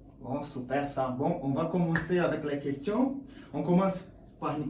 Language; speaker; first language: French; non-native, learner; Portuguese